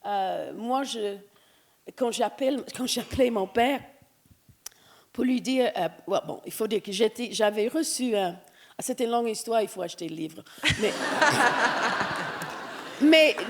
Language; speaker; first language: French; non-native, fluent; English